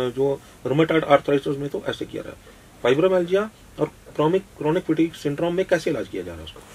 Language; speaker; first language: Hindi; non-native, local second language; Punjabi